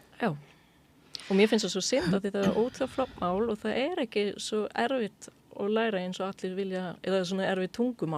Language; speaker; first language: Icelandic; non-native, fluent; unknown